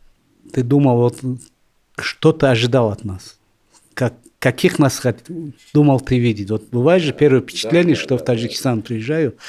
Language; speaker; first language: Russian; non-native, local second language; Tajik